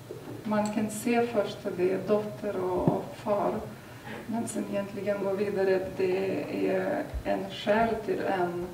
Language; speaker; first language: Swedish; non-native, fluent; Lithuanian